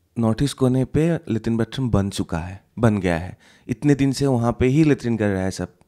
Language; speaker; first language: Hindi; non-native, local second language; Assamese